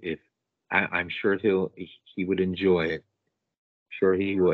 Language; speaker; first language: English; native; English